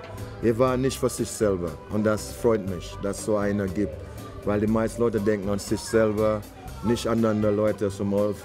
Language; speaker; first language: German; non-native, learner; English